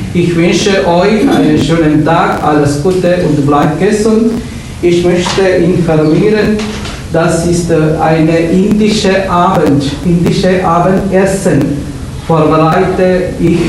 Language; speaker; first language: German; non-native, learner; Malayalam